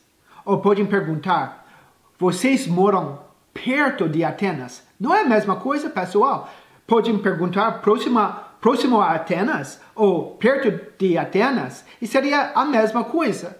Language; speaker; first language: Portuguese; non-native, fluent; English